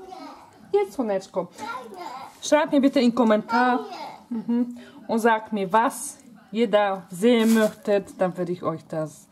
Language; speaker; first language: German; non-native, fluent; Polish